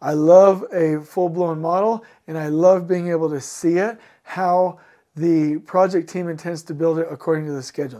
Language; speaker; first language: English; native; English